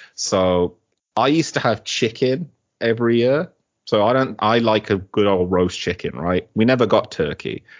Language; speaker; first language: English; native; English